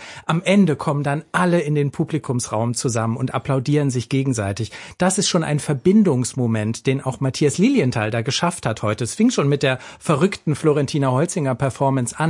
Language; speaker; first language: German; native; German